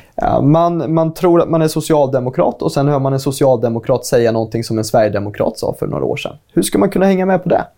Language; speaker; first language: Swedish; native; Swedish